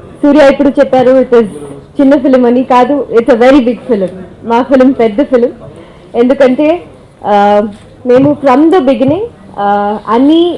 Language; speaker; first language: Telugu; non-native, fluent; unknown